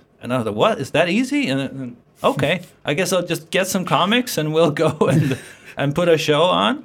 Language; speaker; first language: English; non-native, fluent; Faroese